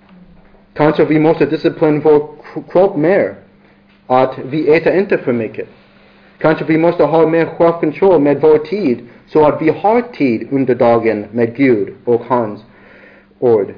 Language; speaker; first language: Swedish; non-native, learner; English